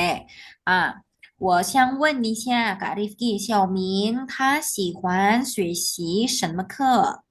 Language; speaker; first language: Chinese; non-native, fluent; Indonesian